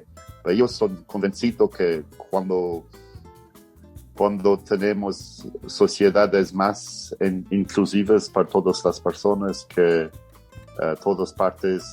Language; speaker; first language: Spanish; non-native, fluent; English